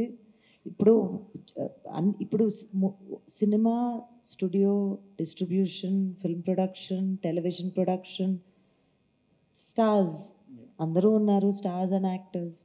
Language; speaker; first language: Telugu; native; Telugu